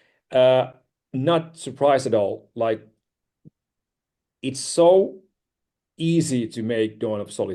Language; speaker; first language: English; non-native, fluent; Finnish